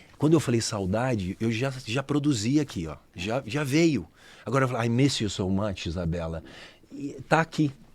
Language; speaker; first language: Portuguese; native; Portuguese